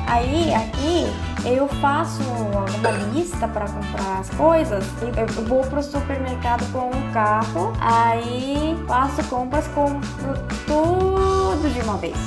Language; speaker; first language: Portuguese; non-native, fluent; Korean